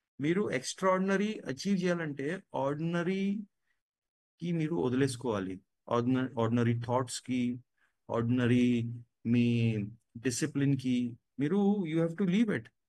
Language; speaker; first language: Telugu; non-native, fluent; Gujarati